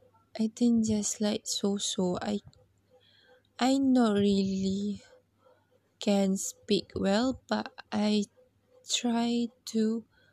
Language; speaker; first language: English; non-native, learner; Malay